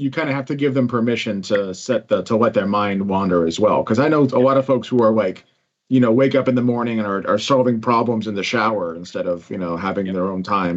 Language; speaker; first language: English; native; English